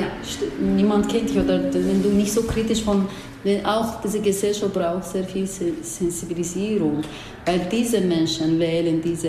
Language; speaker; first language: German; non-native, fluent; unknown